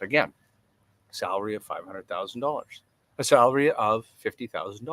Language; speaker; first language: English; native; English